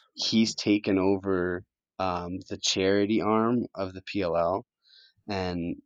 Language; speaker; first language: English; early bilingual, other home language; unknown